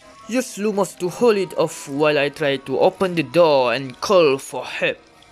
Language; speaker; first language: English; non-native, local second language; Malay